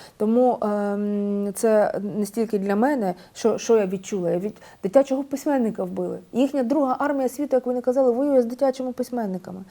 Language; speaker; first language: Ukrainian; native; Ukrainian